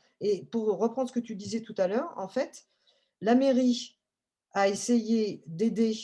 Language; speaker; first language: French; native; French